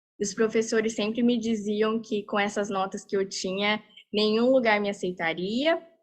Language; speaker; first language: Portuguese; early bilingual, heritage; Portuguese